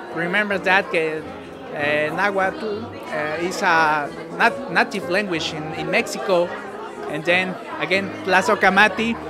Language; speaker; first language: English; non-native, learner; Spanish